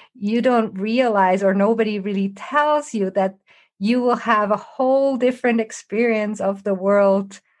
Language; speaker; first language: English; non-native, fluent; German